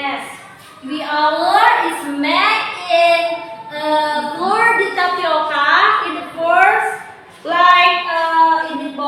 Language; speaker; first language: English; non-native, learner; Indonesian